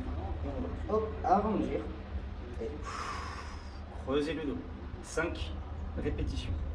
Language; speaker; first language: French; native; French